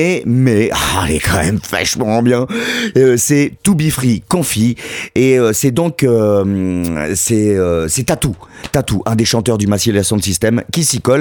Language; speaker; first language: French; native; French